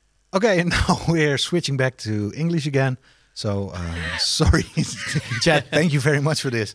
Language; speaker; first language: English; non-native, fluent; Dutch